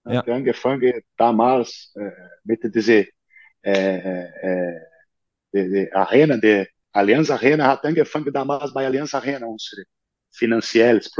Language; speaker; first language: German; non-native, learner; Portuguese